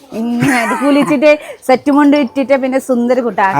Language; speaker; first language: Malayalam; non-native, fluent; Nepali